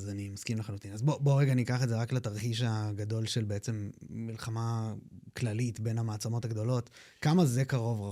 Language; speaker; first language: Hebrew; native; Hebrew